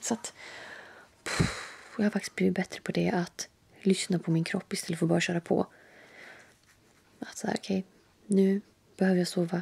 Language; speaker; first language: Swedish; native; Swedish